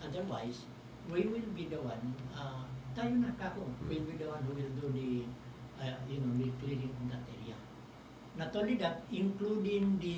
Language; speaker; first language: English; non-native, local second language; Filipino